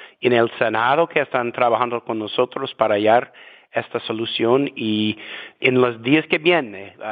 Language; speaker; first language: Spanish; non-native, fluent; English